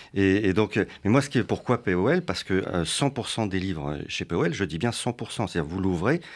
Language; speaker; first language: French; early bilingual, other home language; Russian